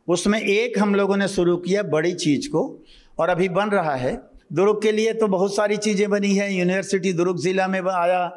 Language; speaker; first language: Hindi; native; Hindi